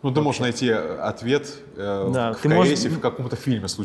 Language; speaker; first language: Russian; native; Russian